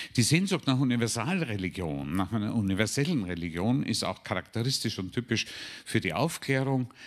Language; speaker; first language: German; native; German